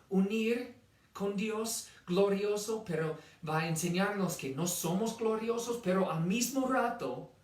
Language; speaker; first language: Spanish; non-native, fluent; English